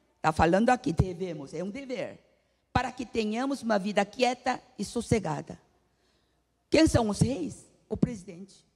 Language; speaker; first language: Portuguese; non-native, fluent; Korean